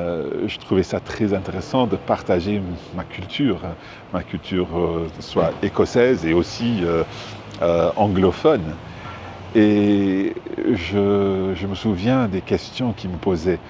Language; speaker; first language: French; non-native, fluent; English